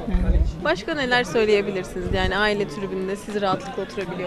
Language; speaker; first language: Turkish; native; Turkish